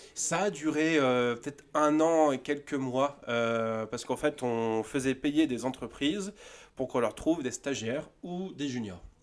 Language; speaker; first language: French; native; French